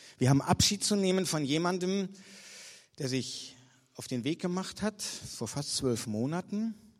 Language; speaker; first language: German; native; German